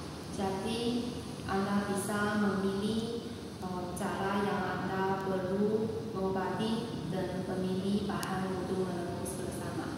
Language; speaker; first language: Indonesian; non-native, learner; Chinese